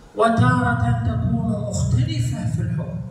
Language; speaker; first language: Arabic; native; Arabic